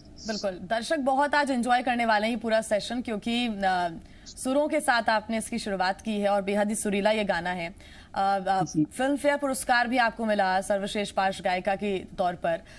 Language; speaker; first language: Hindi; native; Hindi